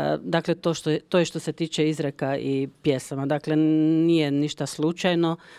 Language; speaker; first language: Croatian; early bilingual, heritage; Croatian